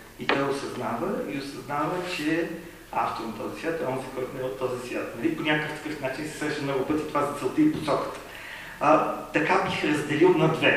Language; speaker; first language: Bulgarian; native; Bulgarian